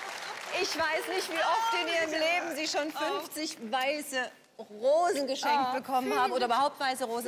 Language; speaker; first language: German; native; German